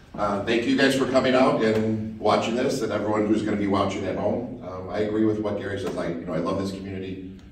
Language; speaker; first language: English; native; English